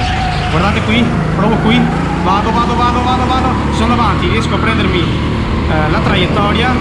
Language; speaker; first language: Italian; native; Italian